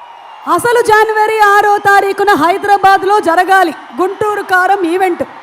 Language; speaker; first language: Telugu; native; Telugu